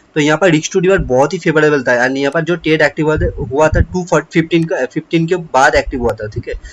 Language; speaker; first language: Hindi; non-native, local second language; Bangla